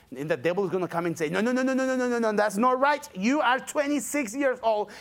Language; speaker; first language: English; non-native, fluent; Spanish